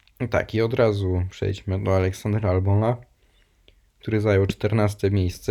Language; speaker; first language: Polish; native; Polish